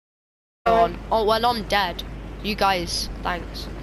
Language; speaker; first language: English; native; English